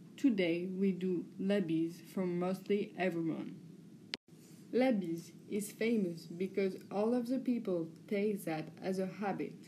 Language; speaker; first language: English; non-native, learner; French